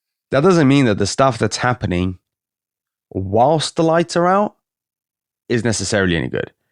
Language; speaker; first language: English; native; English